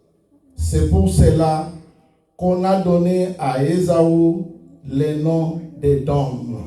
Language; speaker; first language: French; non-native, local second language; Lingala